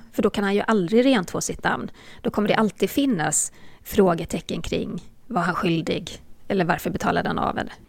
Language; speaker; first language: Swedish; native; Swedish